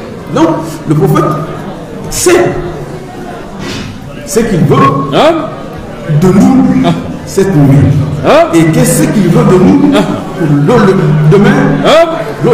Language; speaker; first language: French; non-native, local second language; Soninke